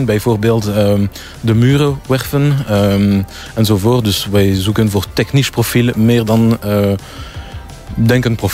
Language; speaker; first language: Dutch; non-native, local second language; French